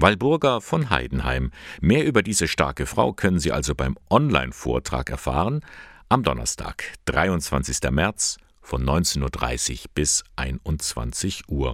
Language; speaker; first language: German; native; German